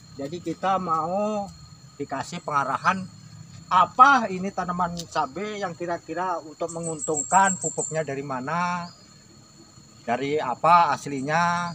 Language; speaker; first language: Indonesian; non-native, local second language; Javanese